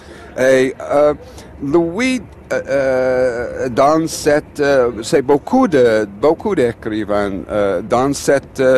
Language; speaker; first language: French; non-native, learner; English